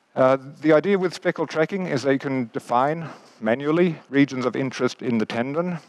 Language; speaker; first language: English; native; English